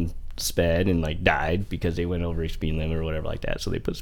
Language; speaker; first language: English; early bilingual, other home language; Vietnamese